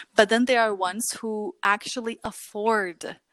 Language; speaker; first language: English; early bilingual, other home language; Kurdish